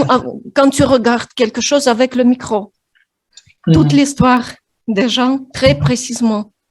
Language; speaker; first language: French; non-native, fluent; Russian